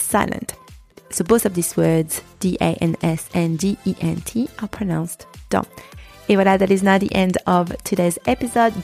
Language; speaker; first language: English; non-native, fluent; French